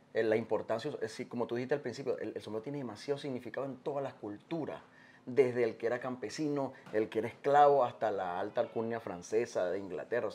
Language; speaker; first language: Spanish; native; Spanish